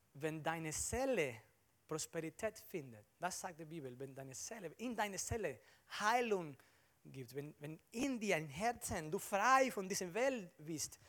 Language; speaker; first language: German; non-native, learner; Spanish